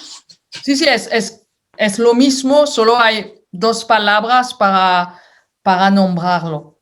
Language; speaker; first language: Spanish; non-native, fluent; French